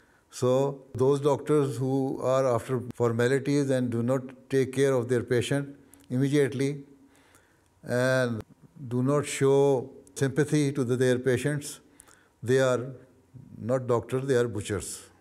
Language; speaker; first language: English; non-native, local second language; Urdu